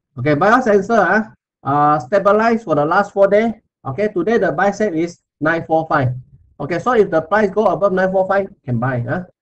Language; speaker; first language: English; non-native, local second language; Chinese